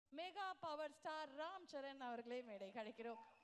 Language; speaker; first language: Tamil; native; Tamil